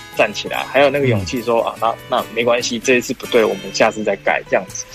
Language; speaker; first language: Chinese; native; Chinese